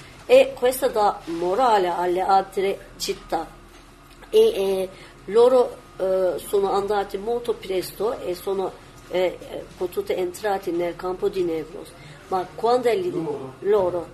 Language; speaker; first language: Italian; non-native, learner; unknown